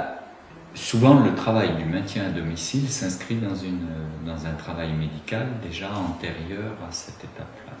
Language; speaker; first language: French; native; French